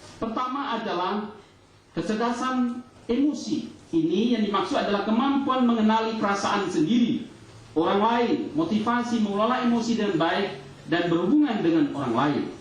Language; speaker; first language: Indonesian; non-native, local second language; Achinese